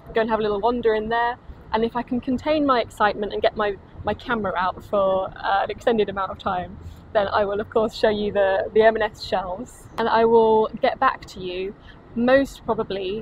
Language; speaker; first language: English; native; English